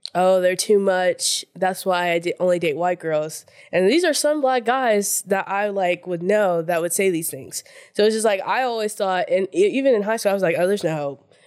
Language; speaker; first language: English; early bilingual, other home language; Haitian Creole